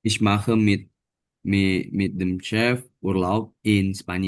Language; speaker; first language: German; non-native, learner; Indonesian